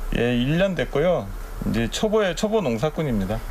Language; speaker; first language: Korean; native; Korean